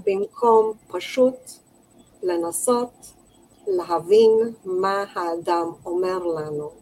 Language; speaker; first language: Hebrew; non-native, fluent; English